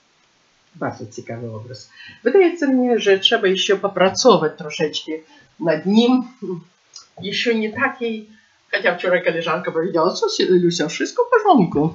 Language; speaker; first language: Polish; non-native, learner; Ukrainian